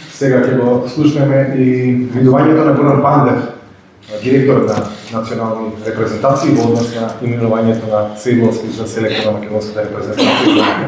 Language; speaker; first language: Macedonian; native; Macedonian